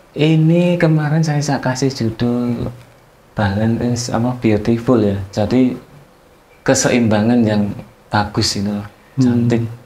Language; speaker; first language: Indonesian; native; Indonesian